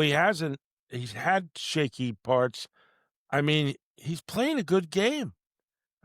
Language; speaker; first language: English; native; English